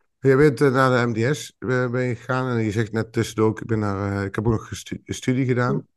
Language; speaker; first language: Dutch; native; Dutch